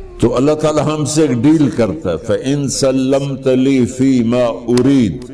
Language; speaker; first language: Urdu; non-native, local second language; Punjabi